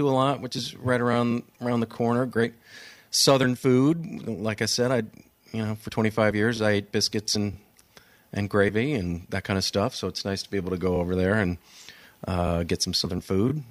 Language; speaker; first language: English; native; English